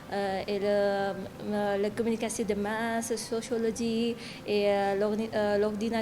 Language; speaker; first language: French; non-native, learner; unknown